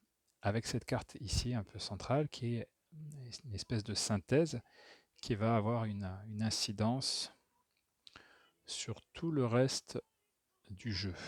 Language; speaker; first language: French; native; French